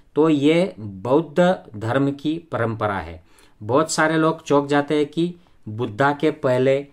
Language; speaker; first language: Hindi; non-native, local second language; Marathi